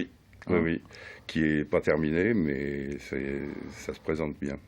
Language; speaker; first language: French; native; French